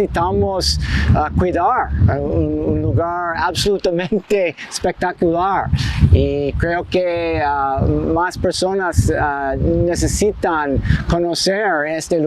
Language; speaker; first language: Spanish; non-native, learner; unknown